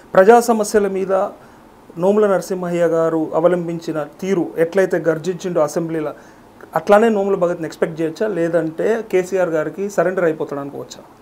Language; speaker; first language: Telugu; native; Telugu